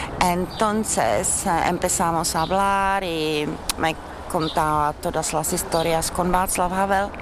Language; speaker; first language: Spanish; non-native, learner; Czech